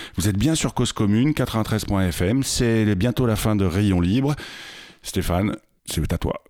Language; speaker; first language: French; native; French